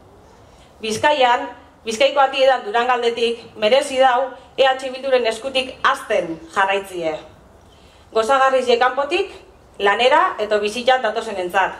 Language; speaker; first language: Basque; native; Basque